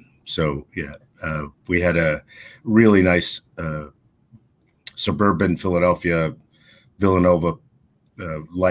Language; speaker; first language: English; native; English